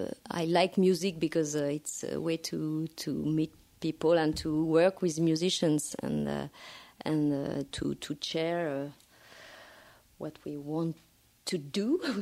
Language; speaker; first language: English; non-native, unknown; French